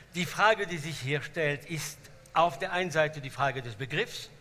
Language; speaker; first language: German; non-native, fluent; French